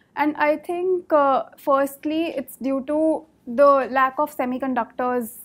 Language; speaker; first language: English; non-native, local second language; Hindi